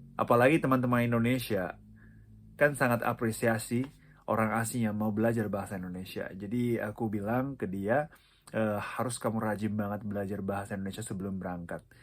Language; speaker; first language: Indonesian; non-native, fluent; Japanese